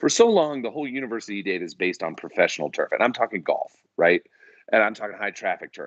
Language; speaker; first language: English; native; English